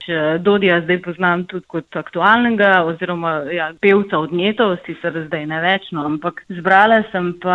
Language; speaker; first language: Slovenian; native; Slovenian